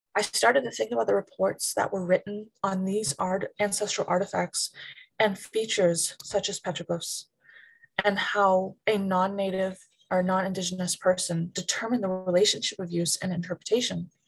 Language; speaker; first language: English; native; English